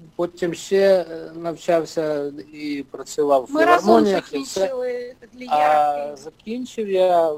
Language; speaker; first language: Ukrainian; native; Ukrainian